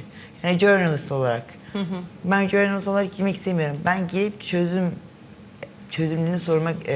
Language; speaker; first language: Turkish; early bilingual, heritage; Turkish